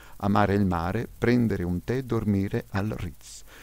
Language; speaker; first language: Italian; non-native, fluent; French